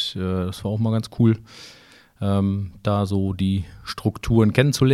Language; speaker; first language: German; native; German